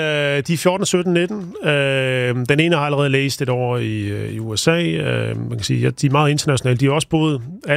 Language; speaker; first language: Danish; native; Danish